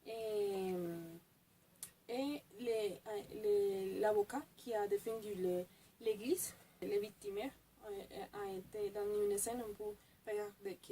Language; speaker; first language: French; non-native, fluent; Spanish